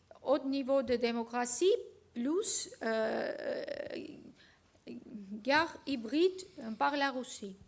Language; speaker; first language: French; non-native, fluent; Armenian